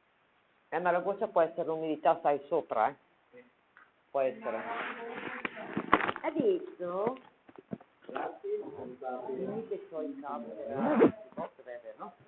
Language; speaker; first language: Italian; native; Italian